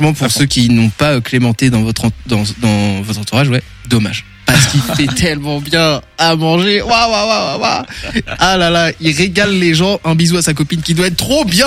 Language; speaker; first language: French; native; French